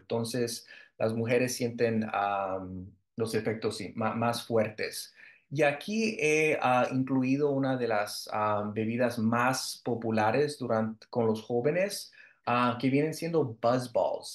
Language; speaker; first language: Spanish; early bilingual, heritage; Spanish